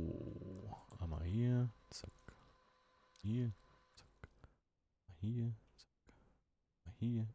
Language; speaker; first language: German; native; German